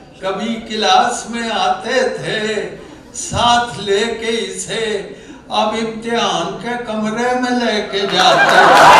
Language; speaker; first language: Urdu; non-native, local second language; Punjabi